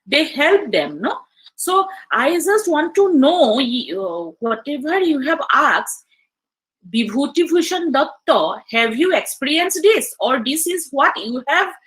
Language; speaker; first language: English; non-native, local second language; Assamese